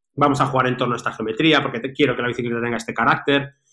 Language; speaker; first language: Spanish; native; Spanish